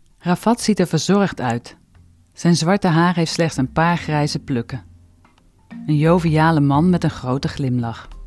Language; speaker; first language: Dutch; native; Dutch